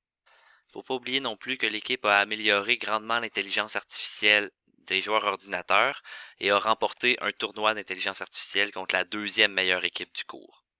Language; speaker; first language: French; native; French